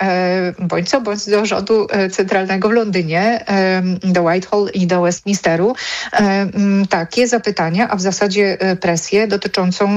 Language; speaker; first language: Polish; native; Polish